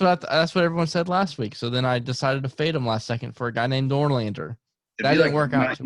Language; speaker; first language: English; native; English